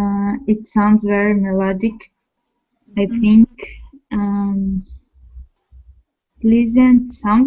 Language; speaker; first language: English; non-native, learner; Portuguese